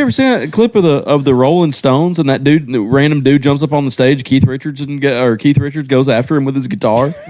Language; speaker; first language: English; native; English